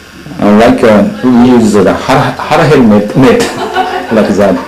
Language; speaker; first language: English; non-native, learner; Japanese